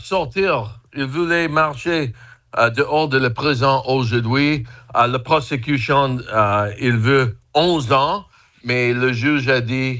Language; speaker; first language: French; non-native, fluent; English